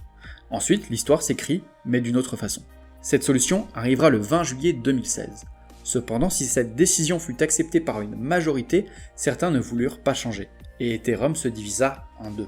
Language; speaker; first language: French; native; French